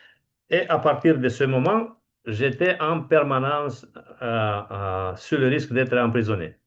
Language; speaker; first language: French; non-native, fluent; Romanian